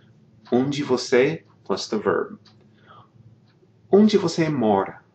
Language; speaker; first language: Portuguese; non-native, fluent; English